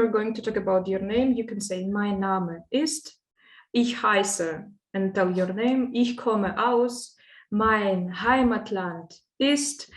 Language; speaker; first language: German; non-native, fluent; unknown